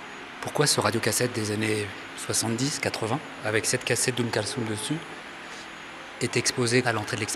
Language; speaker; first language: French; native; French